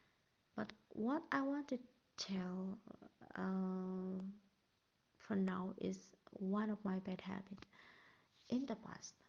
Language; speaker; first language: English; non-native, learner; Indonesian